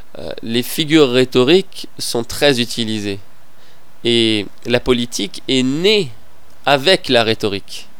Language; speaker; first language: French; non-native, fluent; Persian